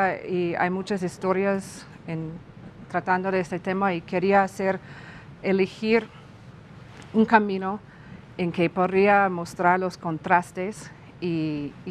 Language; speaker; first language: Spanish; non-native, fluent; English